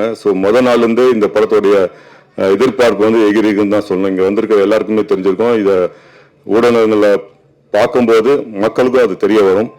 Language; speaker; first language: Tamil; native; Tamil